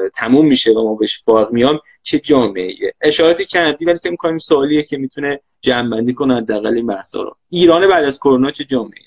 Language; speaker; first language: Persian; native; Persian